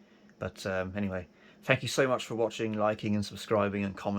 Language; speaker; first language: English; native; English